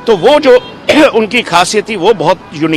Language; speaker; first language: Hindi; native; Hindi